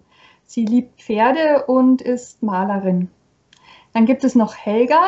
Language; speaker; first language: German; native; German